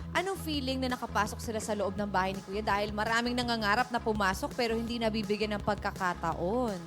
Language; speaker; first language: Filipino; native; Filipino